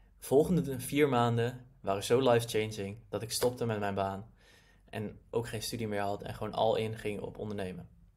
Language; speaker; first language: Dutch; native; Dutch